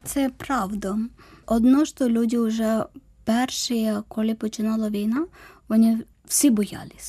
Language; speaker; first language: Ukrainian; non-native, learner; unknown